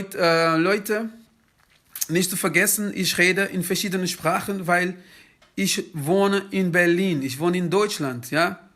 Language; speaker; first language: German; non-native, fluent; Kabuverdianu